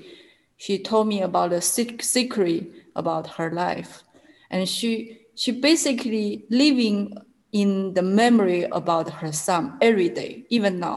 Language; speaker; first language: English; non-native, learner; Chinese